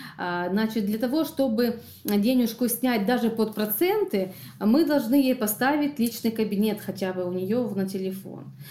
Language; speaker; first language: Russian; native; Russian